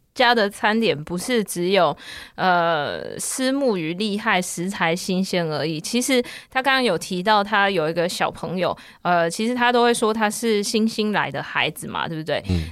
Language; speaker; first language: Chinese; native; Chinese